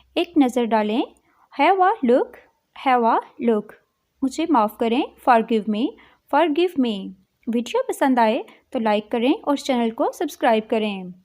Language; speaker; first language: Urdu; native; Urdu